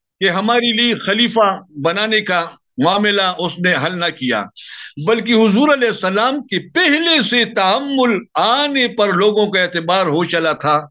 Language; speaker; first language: Urdu; non-native, local second language; Pashto